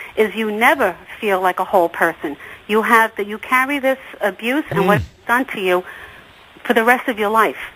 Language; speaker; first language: English; native; English